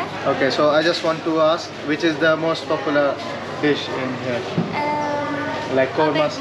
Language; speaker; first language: English; non-native, local second language; Hindi